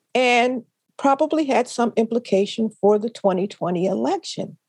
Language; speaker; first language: English; native; English